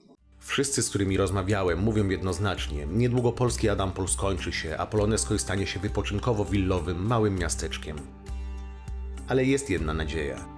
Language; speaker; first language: Polish; native; Polish